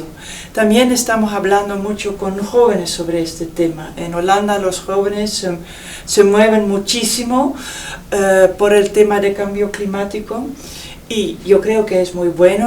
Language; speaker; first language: Spanish; non-native, fluent; Dutch